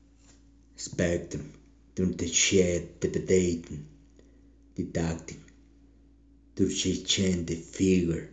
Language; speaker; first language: German; non-native, learner; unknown